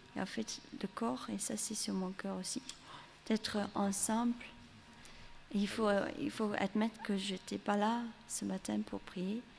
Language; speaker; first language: French; early bilingual, heritage; English